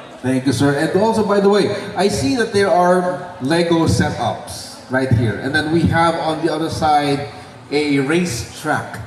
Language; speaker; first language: English; non-native, local second language; Filipino